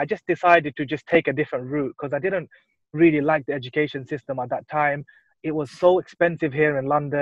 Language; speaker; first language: English; native; English